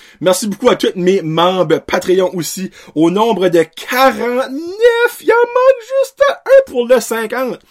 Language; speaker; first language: French; native; French